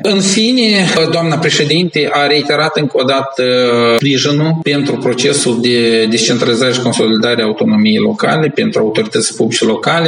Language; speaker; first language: Romanian; native; Romanian